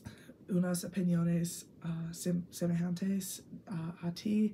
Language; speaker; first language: Spanish; non-native, learner; English